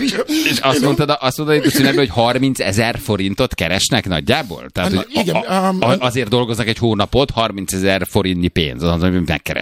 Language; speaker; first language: Hungarian; native; Hungarian